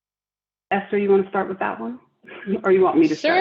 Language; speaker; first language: English; native; English